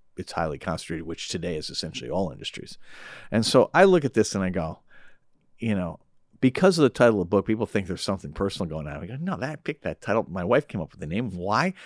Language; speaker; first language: English; native; English